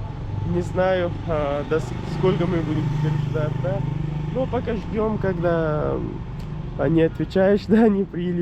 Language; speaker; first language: Russian; non-native, learner; Pashto